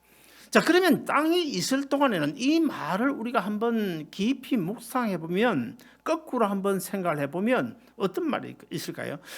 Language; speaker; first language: Korean; native; Korean